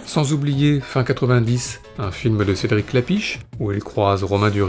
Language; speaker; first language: French; native; French